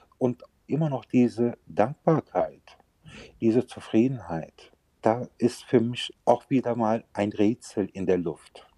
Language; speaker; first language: German; early bilingual, other home language; Turkish